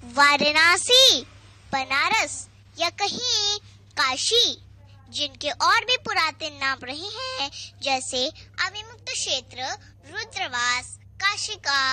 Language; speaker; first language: Hindi; native; Hindi